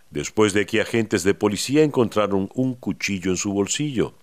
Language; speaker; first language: Spanish; native; Spanish